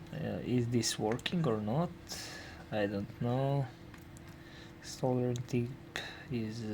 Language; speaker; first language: English; non-native, learner; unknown